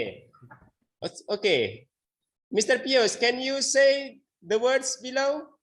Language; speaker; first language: English; non-native, learner; Indonesian